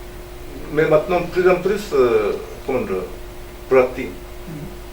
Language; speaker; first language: French; non-native, learner; Japanese